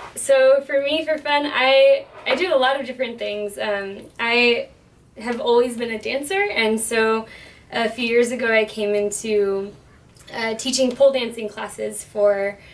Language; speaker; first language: English; native; English